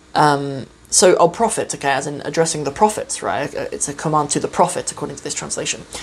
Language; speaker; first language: English; native; English